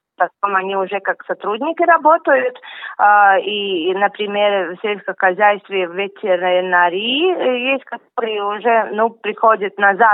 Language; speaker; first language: Russian; non-native, local second language; Latvian